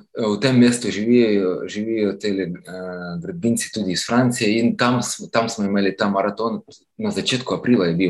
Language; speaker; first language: Slovenian; non-native, fluent; Ukrainian